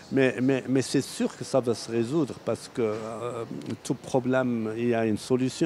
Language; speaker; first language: French; non-native, local second language; Arabic